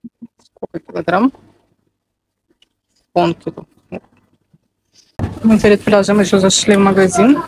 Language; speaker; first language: Russian; native; Russian